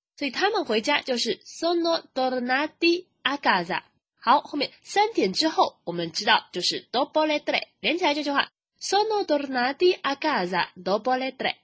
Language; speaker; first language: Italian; non-native, fluent; Chinese